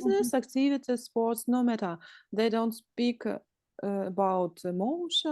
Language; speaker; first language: English; non-native, learner; Russian